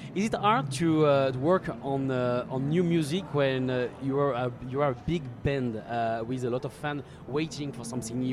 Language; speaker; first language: English; non-native, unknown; French